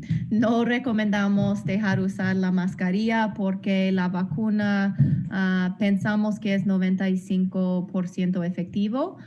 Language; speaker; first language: Spanish; non-native, learner; English